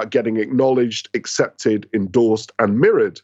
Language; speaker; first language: English; native; English